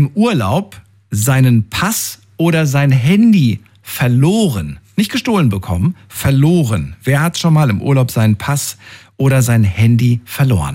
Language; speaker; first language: German; native; German